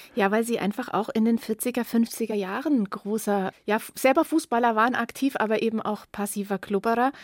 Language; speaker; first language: German; native; German